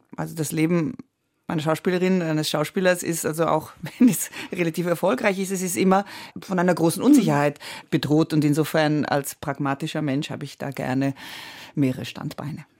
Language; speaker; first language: German; early bilingual, other home language; Italian